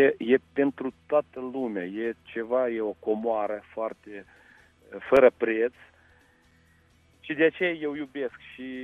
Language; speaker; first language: Romanian; non-native, local second language; Russian